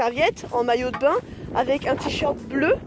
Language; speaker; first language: French; native; French